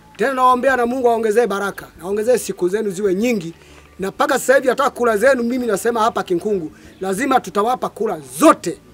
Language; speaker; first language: Swahili; non-native, local second language; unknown